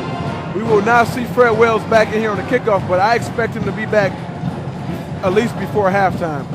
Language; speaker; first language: English; native; English